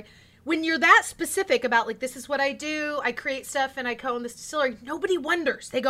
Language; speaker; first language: English; native; English